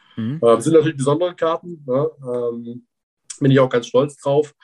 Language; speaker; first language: German; native; German